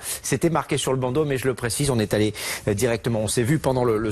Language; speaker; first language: French; native; French